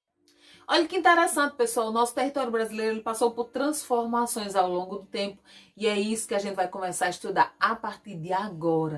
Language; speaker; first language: Portuguese; native; Portuguese